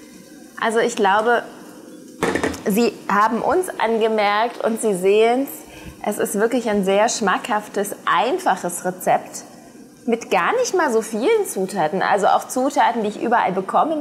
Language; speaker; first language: German; native; German